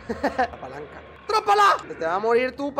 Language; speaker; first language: Spanish; native; Spanish